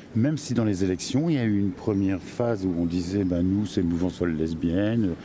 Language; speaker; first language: French; native; French